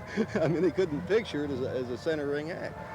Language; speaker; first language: English; native; English